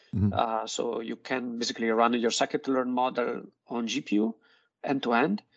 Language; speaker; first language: English; non-native, fluent; Italian